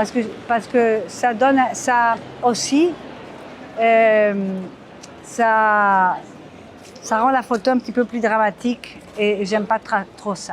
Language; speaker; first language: French; non-native, fluent; Portuguese